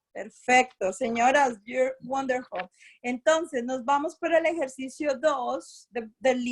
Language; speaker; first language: Spanish; non-native, fluent; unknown